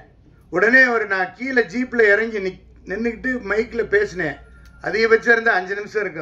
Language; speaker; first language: Tamil; native; Tamil